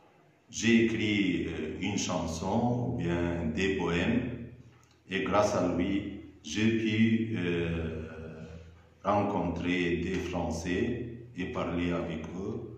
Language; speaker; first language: French; non-native, fluent; Arabic